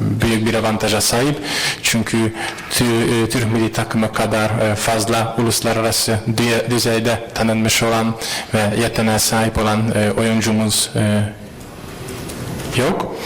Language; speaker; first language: Turkish; non-native, fluent; Hungarian